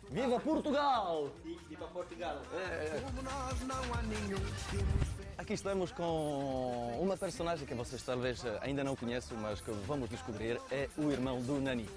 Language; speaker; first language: Portuguese; early bilingual, heritage; French